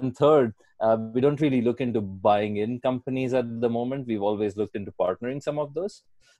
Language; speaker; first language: English; non-native, local second language; Marathi